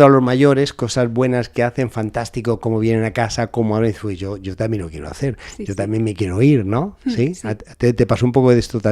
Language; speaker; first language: Spanish; native; Spanish